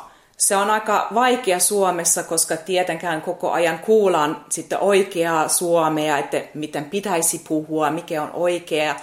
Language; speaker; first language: Finnish; non-native, fluent; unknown